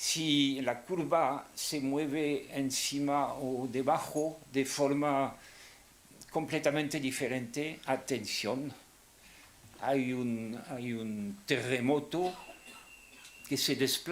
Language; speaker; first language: Spanish; non-native, fluent; French